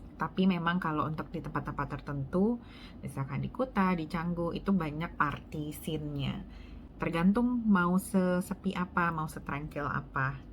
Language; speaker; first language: Indonesian; native; Indonesian